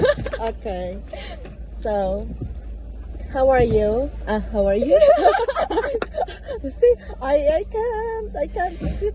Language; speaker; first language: English; non-native, local second language; Filipino